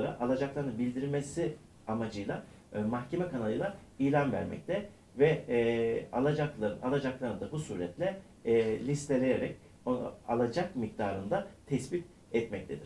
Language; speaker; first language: Turkish; native; Turkish